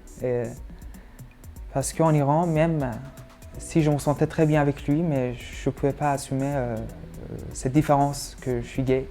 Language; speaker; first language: French; non-native, fluent; Persian